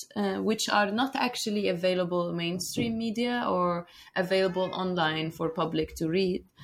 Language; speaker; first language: English; non-native, fluent; Arabic